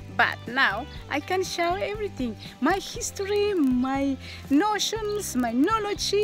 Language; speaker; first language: English; non-native, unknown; Spanish